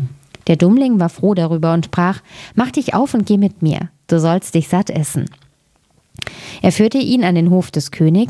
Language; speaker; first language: German; native; German